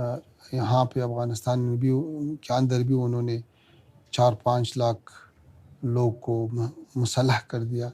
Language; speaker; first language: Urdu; non-native, learner; Pashto